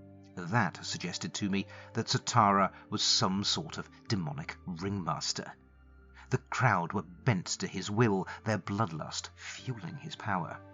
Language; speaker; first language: English; native; English